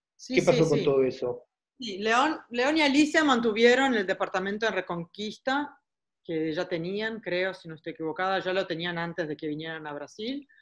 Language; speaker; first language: Spanish; early bilingual, heritage; Spanish